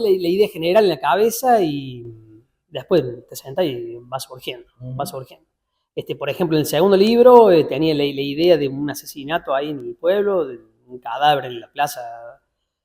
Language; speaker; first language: Spanish; native; Spanish